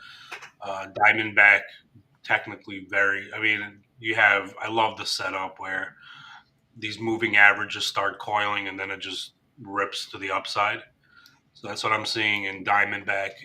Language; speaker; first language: English; native; English